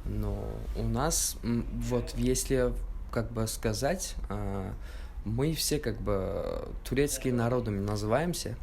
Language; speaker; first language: Russian; non-native, local second language; Uzbek